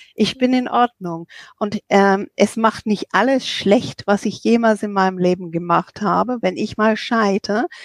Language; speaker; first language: German; non-native, fluent; English